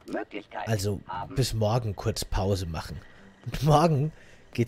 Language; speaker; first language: German; native; German